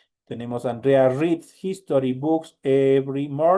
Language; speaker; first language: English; non-native, fluent; Spanish